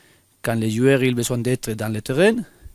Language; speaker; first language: French; non-native, learner; Spanish